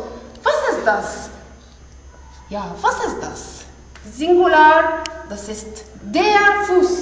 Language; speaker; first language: German; non-native, fluent; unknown